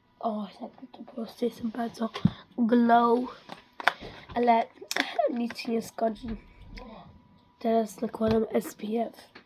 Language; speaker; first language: Polish; early bilingual, heritage; Dutch